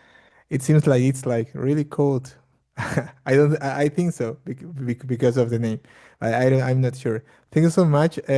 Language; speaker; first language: English; non-native, fluent; Portuguese